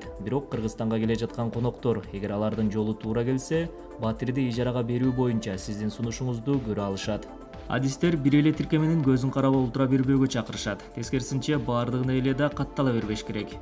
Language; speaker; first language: Kyrgyz; native; Kyrgyz